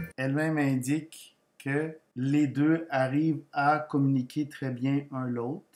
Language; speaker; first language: French; non-native, fluent; Spanish